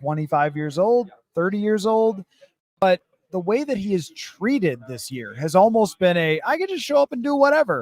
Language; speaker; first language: English; native; English